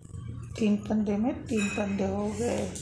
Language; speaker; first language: Hindi; native; Hindi